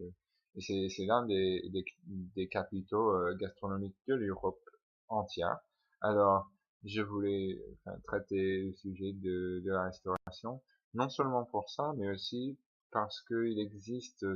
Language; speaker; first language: French; non-native, fluent; English